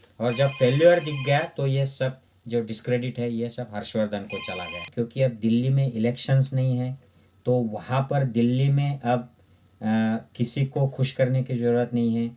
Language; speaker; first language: Hindi; non-native, local second language; Marathi